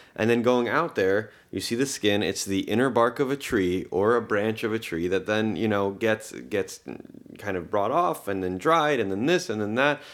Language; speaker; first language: English; early bilingual, other home language; Hebrew